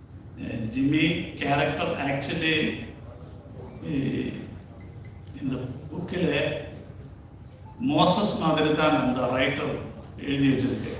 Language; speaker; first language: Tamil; non-native, learner; Malayalam